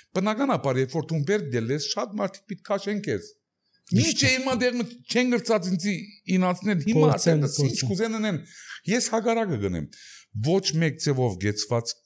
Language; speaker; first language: Armenian; early bilingual, heritage; Armenian